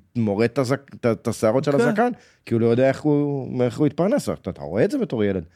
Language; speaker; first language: Hebrew; native; Hebrew